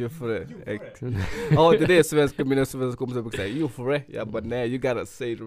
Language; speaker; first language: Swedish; non-native, fluent; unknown